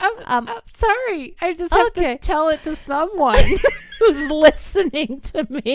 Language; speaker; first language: English; native; English